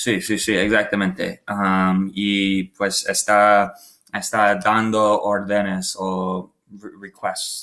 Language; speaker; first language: Spanish; non-native, learner; English